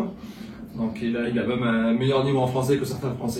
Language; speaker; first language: French; native; French